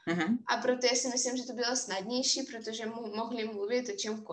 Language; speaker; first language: Czech; non-native, fluent; Russian